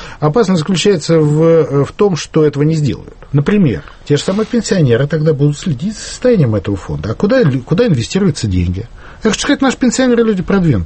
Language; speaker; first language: Russian; native; Russian